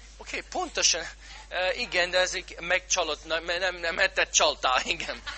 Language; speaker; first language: Hungarian; non-native, fluent; English